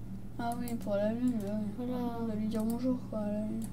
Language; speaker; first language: French; native; French